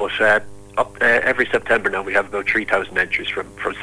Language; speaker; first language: English; native; English